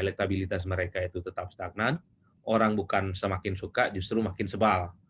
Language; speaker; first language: Indonesian; non-native, local second language; Madurese